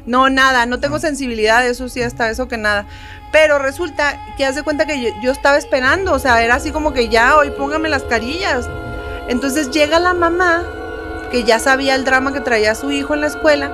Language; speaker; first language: Spanish; native; Spanish